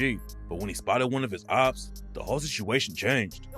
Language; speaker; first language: English; native; English